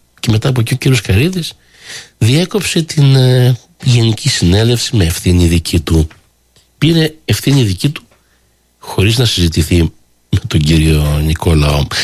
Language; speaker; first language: Greek; early bilingual, heritage; Greek